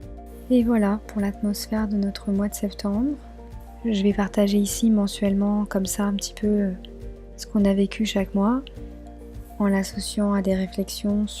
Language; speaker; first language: French; native; French